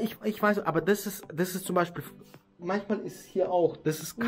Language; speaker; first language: German; native; German